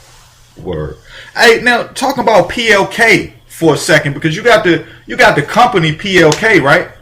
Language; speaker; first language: English; native; English